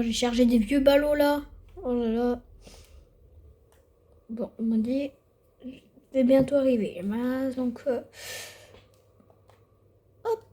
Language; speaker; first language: French; native; French